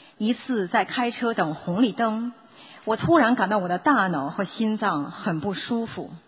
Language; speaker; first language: Chinese; native; Chinese